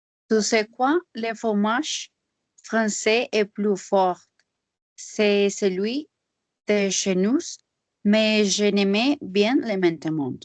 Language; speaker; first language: French; non-native, learner; Spanish